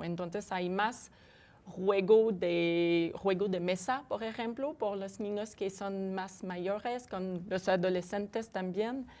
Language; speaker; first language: Spanish; non-native, fluent; French